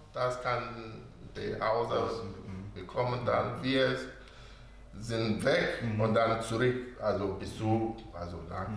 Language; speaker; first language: German; non-native, learner; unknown